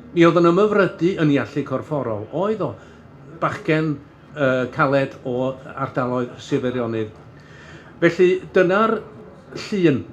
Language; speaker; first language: Welsh; native; Welsh